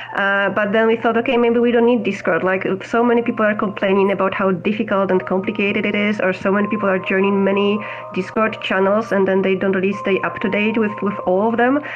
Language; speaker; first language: English; non-native, fluent; Polish